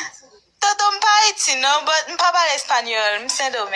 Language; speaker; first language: Spanish; non-native, learner; Haitian Creole